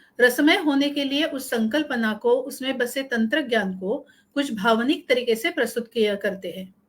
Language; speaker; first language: Hindi; non-native, local second language; Marathi